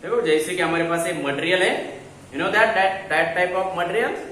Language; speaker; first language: Hindi; non-native, local second language; Marathi